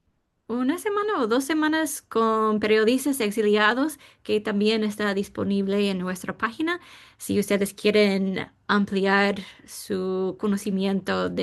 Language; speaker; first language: Spanish; non-native, fluent; English